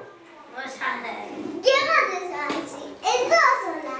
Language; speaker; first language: Greek; early bilingual, other home language; Chinese